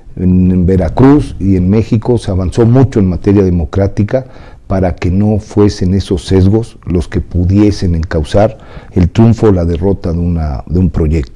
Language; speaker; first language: Spanish; native; Spanish